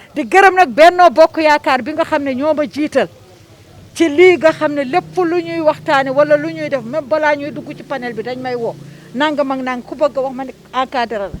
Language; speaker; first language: Wolof; native; Wolof